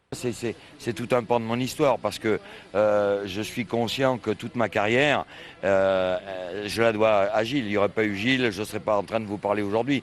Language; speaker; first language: French; native; French